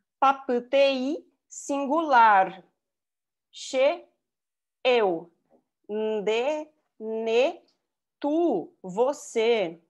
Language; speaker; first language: Portuguese; native; Portuguese